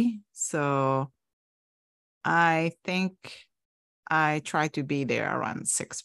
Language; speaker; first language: English; non-native, fluent; Japanese